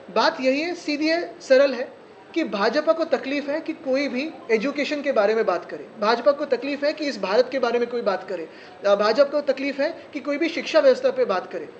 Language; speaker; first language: Hindi; non-native, local second language; Marathi